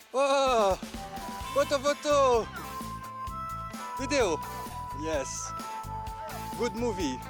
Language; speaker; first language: English; non-native, learner; French